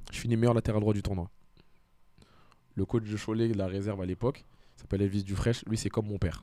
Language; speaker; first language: French; native; French